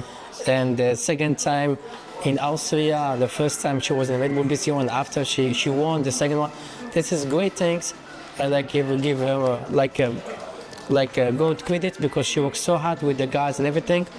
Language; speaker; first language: English; non-native, fluent; French